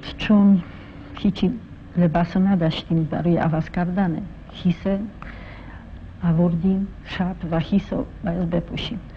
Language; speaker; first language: Persian; non-native, fluent; Polish